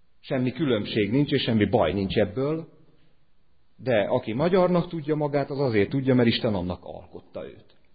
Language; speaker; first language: Hungarian; native; Hungarian